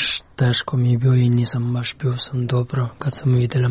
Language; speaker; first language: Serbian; non-native, learner; Pashto